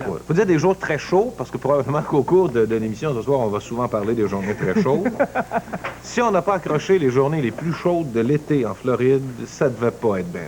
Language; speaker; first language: French; native; French